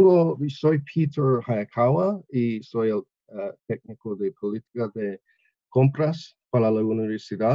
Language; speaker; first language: Spanish; non-native, learner; English